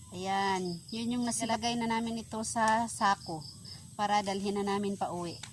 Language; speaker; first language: Filipino; non-native, local second language; Cebuano